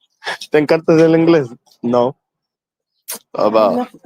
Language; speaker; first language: Spanish; non-native, learner; English